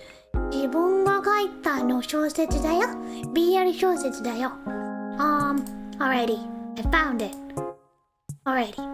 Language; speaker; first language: Japanese; non-native, learner; English